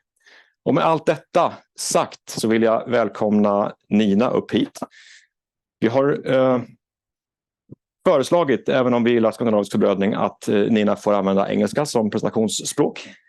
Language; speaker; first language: Swedish; native; Swedish